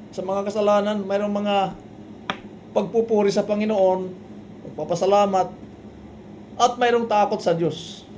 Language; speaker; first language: Filipino; non-native, local second language; Waray